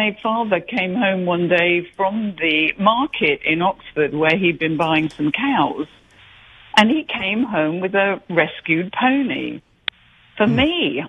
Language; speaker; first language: English; native; English